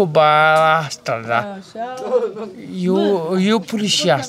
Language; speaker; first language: Italian; non-native, learner; Romanian